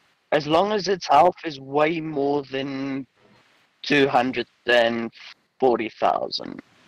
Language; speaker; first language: English; non-native, local second language; Afrikaans